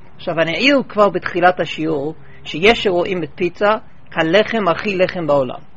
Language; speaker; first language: Hebrew; non-native, fluent; English